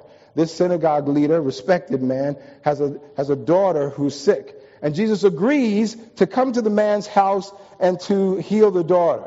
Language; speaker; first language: English; native; English